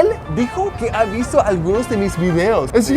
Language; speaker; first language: Spanish; non-native, fluent; English